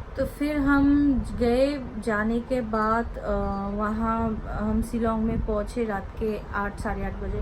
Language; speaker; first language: Hindi; non-native, local second language; Bangla